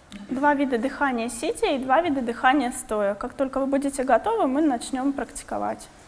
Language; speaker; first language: Russian; native; Russian